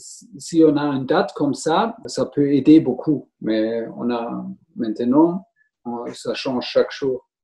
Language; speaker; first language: French; non-native, learner; German